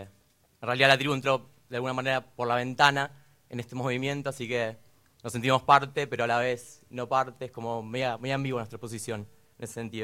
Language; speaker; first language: Spanish; native; Spanish